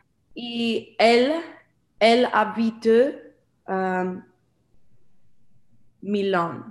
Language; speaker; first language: French; non-native, learner; English